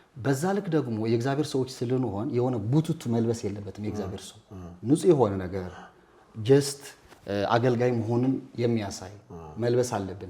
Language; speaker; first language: Amharic; non-native, local second language; Tigrinya